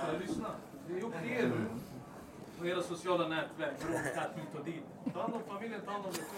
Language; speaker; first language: Swedish; early bilingual, other home language; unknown